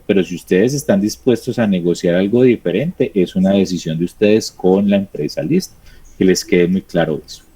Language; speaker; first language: Spanish; native; Spanish